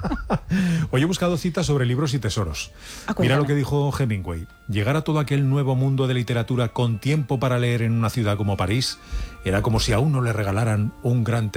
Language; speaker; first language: Spanish; native; Spanish